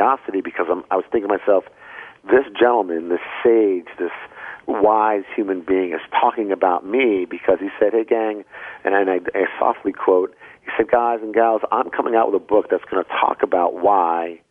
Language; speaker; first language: English; native; English